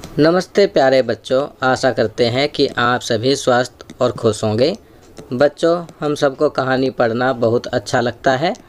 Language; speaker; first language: Hindi; native; Hindi